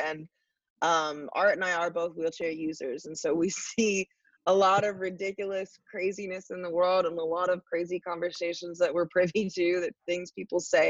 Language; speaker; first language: English; native; English